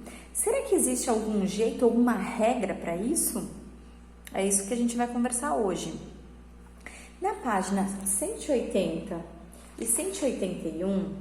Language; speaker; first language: Portuguese; native; Portuguese